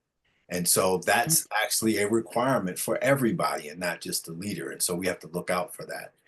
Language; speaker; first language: English; native; English